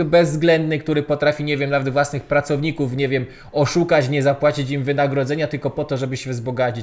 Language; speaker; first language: Polish; native; Polish